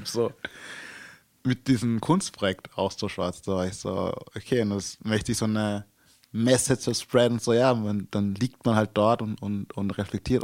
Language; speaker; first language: German; early bilingual, other home language; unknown